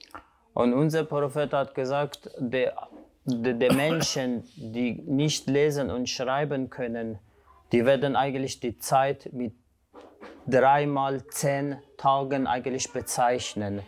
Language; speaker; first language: German; non-native, fluent; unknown